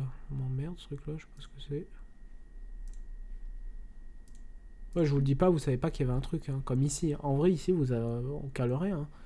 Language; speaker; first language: French; native; French